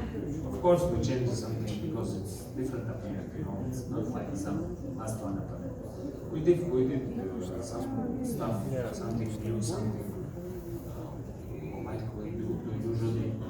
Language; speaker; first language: English; non-native, learner; Russian